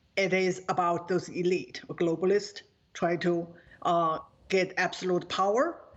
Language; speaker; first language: English; non-native, fluent; Chinese